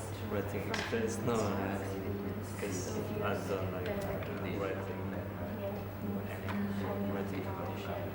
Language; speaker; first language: English; non-native, learner; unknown